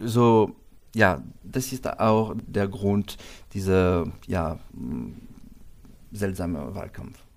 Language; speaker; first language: German; non-native, learner; French